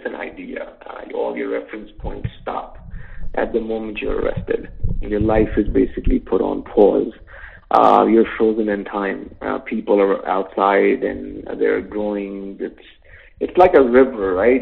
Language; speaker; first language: English; native; English